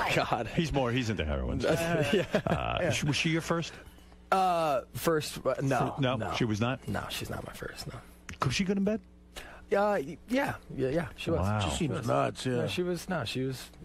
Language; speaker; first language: English; native; English